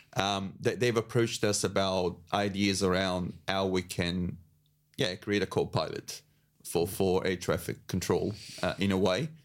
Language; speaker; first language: English; non-native, fluent; Italian